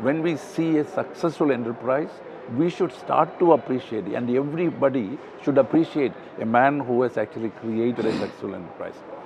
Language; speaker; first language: English; non-native, local second language; Malayalam